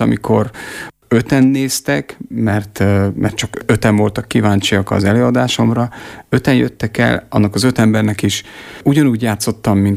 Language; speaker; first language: Hungarian; native; Hungarian